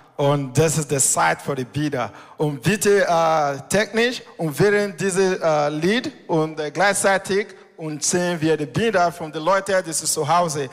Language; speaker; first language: German; non-native, learner; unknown